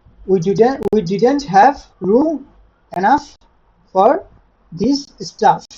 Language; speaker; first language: English; non-native, local second language; Bangla